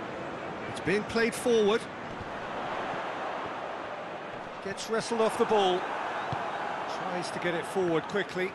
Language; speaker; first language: English; native; English